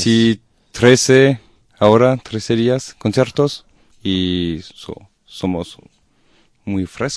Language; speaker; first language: Spanish; non-native, learner; French